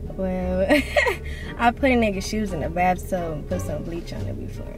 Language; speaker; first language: English; native; English